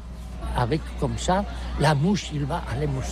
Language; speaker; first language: French; non-native, learner; Catalan